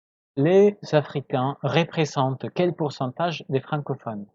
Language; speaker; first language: French; non-native, fluent; Spanish